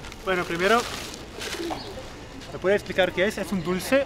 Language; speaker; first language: Spanish; non-native, fluent; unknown